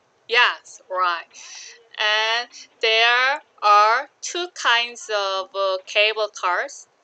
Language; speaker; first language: English; non-native, learner; Korean